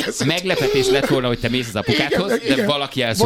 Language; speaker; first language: Hungarian; native; Hungarian